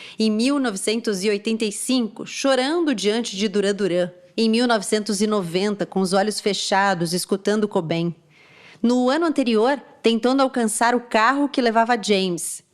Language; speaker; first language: Portuguese; native; Portuguese